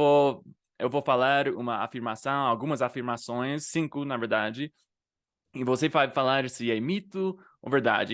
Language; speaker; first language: Portuguese; non-native, fluent; English